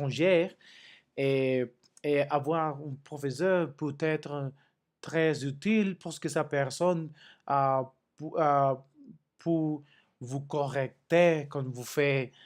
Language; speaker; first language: French; non-native, learner; Spanish